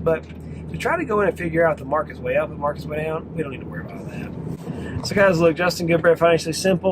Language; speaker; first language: English; native; English